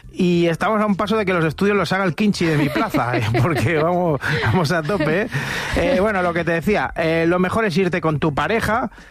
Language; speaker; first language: Spanish; native; Spanish